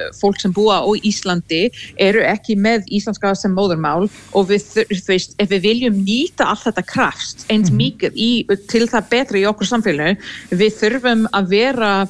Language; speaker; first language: Icelandic; non-native, fluent; English